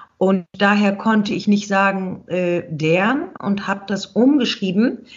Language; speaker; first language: German; native; German